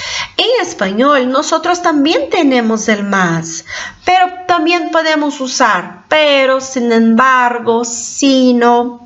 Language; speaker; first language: Spanish; non-native, fluent; Portuguese